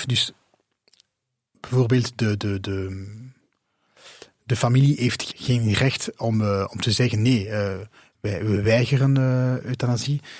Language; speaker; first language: Dutch; non-native, local second language; French